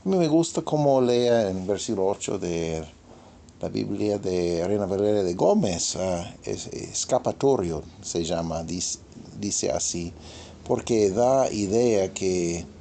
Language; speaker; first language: Spanish; non-native, fluent; English